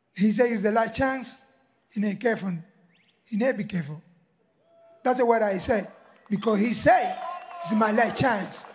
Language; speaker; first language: English; non-native, learner; Spanish